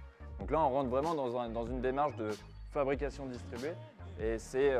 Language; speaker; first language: French; native; French